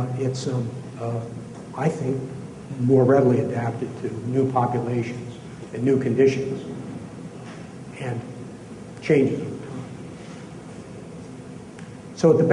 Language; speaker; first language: English; native; English